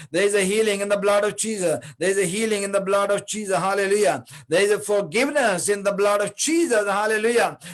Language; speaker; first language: English; non-native, local second language; Urdu